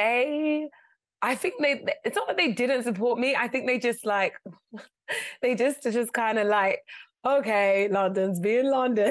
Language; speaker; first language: English; native; English